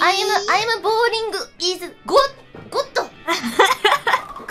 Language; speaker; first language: English; non-native, learner; Japanese